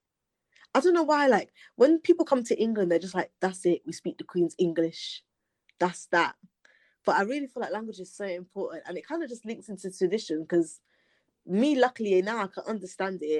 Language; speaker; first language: English; native; English